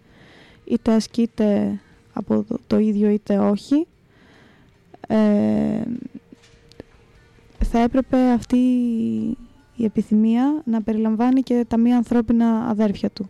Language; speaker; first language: Greek; native; Greek